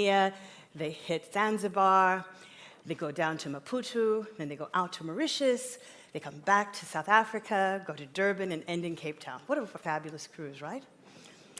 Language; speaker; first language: English; native; English